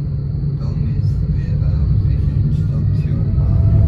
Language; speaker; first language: German; non-native, fluent; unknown